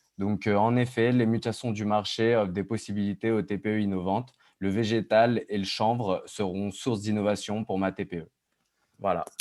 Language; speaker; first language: French; native; French